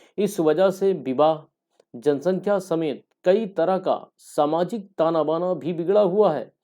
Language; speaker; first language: Hindi; native; Hindi